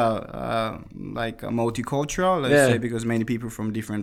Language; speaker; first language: English; non-native, local second language; Akan